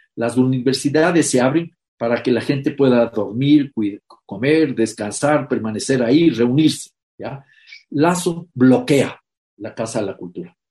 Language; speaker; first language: Spanish; native; Spanish